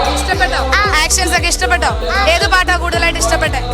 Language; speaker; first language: Malayalam; native; Malayalam